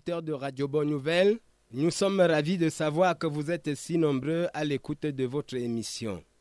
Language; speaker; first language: French; non-native, local second language; Ghomala